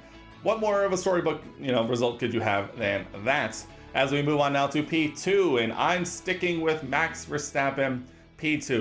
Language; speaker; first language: English; native; English